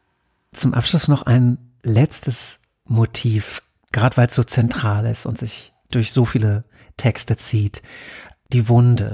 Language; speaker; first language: German; native; German